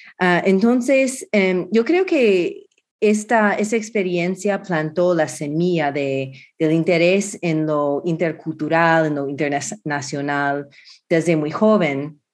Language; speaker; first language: Spanish; non-native, fluent; English